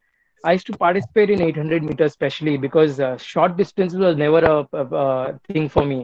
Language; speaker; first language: English; non-native, local second language; Telugu